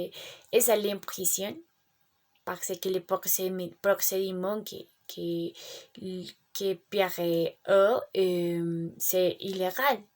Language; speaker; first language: French; non-native, learner; Spanish